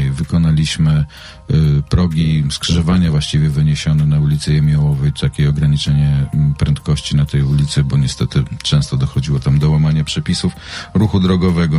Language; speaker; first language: Polish; native; Polish